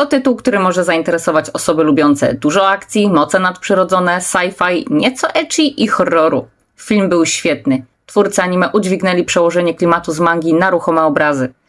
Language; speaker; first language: Polish; native; Polish